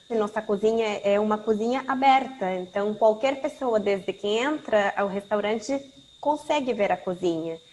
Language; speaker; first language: Portuguese; non-native, fluent; Spanish